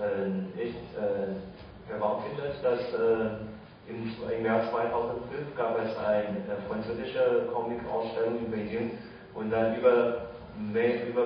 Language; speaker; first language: German; non-native, fluent; Chinese